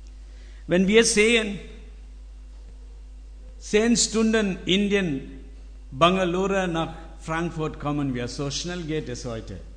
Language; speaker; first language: German; non-native, learner; Tamil